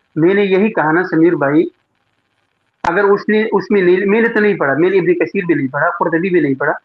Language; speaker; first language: Urdu; non-native, local second language; Pashto